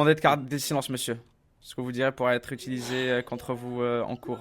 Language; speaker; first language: French; native; French